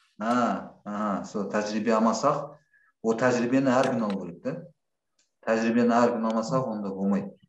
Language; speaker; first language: Kazakh; non-native, local second language; Russian